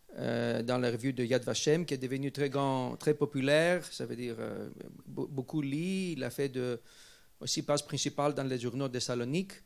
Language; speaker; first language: French; non-native, fluent; Greek